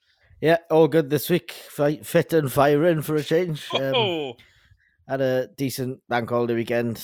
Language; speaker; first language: English; native; English